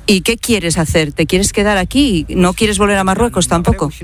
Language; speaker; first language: Spanish; native; Spanish